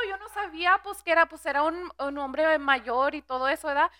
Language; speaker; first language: Spanish; early bilingual, heritage; Spanish